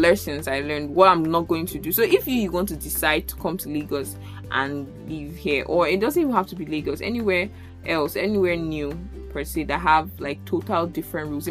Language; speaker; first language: English; non-native, local second language; Yoruba